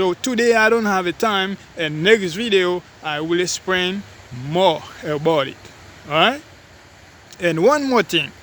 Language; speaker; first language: English; non-native, learner; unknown